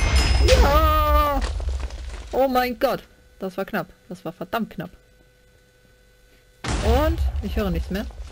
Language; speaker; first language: German; native; German